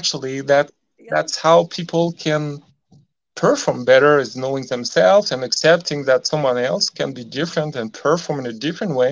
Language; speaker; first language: English; non-native, fluent; French